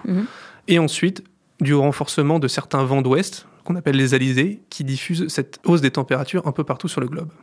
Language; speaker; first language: French; native; French